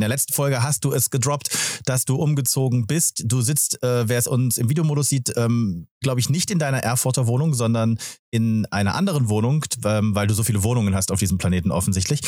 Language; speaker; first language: German; native; German